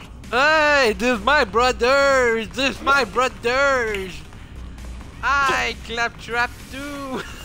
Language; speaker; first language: English; non-native, learner; French